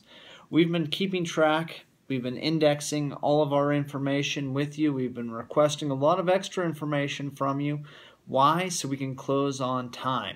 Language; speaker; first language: English; native; English